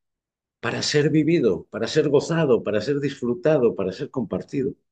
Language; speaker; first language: Spanish; native; Spanish